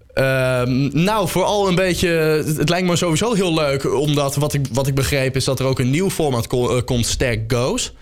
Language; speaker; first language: Dutch; native; Dutch